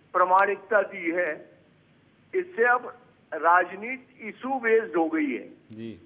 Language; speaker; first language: Hindi; native; Hindi